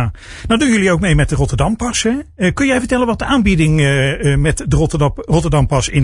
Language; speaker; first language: Dutch; native; Dutch